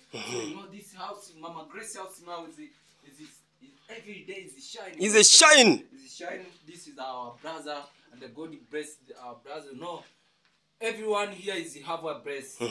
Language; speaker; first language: English; non-native, learner; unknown